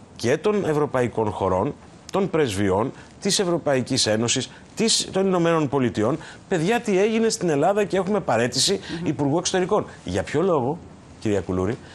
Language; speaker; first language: Greek; native; Greek